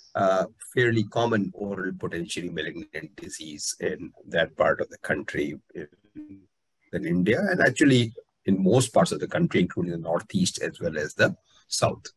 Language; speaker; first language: English; non-native, local second language; Hindi